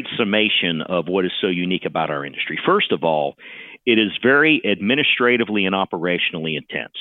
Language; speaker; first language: English; native; English